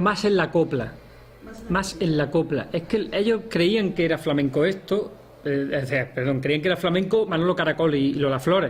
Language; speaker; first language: Spanish; native; Spanish